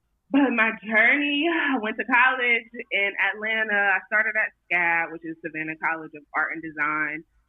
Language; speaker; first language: English; native; English